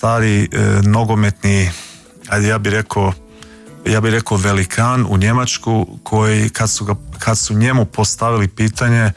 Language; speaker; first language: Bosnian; early bilingual, heritage; Croatian